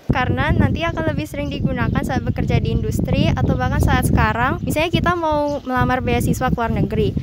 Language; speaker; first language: Indonesian; native; Indonesian